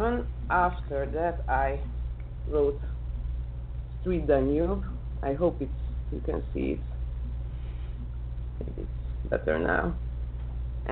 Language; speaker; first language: English; non-native, learner; Serbian